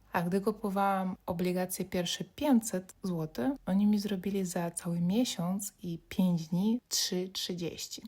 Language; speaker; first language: Polish; non-native, fluent; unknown